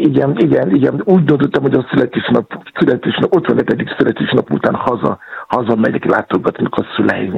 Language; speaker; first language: Hungarian; non-native, fluent; Yoruba